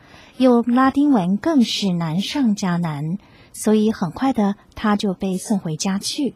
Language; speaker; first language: Chinese; native; Chinese